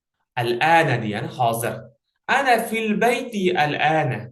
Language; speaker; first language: Arabic; non-native, fluent; Uzbek